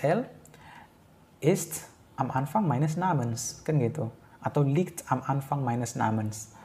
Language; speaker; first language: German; non-native, fluent; Indonesian